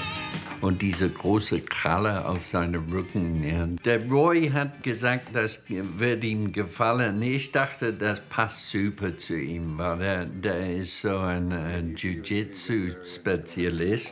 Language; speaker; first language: German; non-native, fluent; English